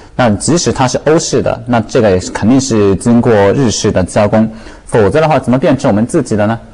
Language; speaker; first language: Chinese; non-native, fluent; Japanese